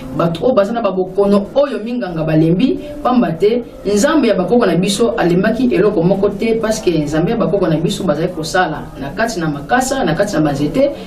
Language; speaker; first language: Lingala; non-native, local second language; Kongo